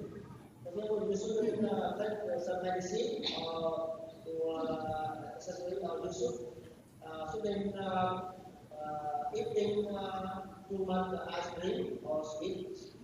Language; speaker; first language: English; non-native, learner; Vietnamese